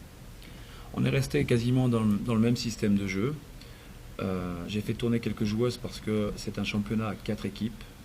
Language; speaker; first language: French; native; French